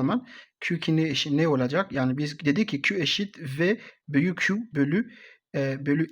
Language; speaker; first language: Turkish; non-native, learner; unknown